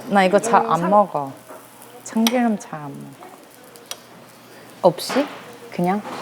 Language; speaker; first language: Korean; early bilingual, heritage; Korean